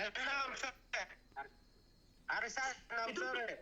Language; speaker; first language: Indonesian; non-native, local second language; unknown